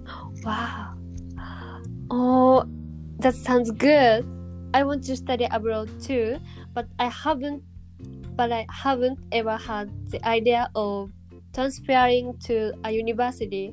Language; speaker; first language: English; non-native, learner; Japanese